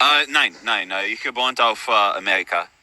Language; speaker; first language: German; non-native, learner; English